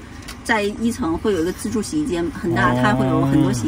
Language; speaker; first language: Chinese; native; Chinese